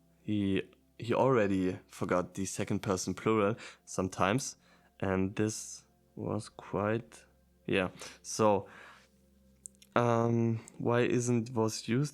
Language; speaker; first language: English; non-native, fluent; German